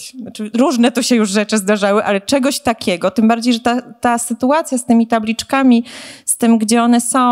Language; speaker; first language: Polish; native; Polish